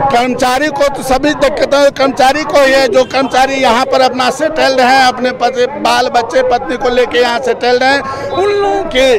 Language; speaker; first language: Hindi; native; Hindi